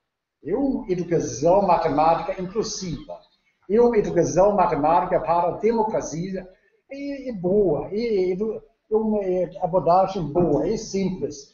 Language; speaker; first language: Portuguese; non-native, learner; Danish